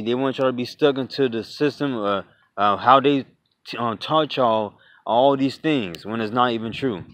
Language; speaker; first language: English; native; English